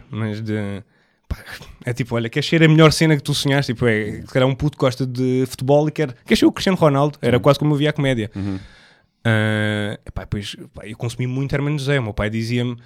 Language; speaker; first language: Portuguese; native; Portuguese